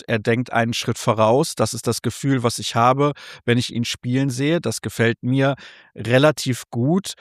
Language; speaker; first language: German; native; German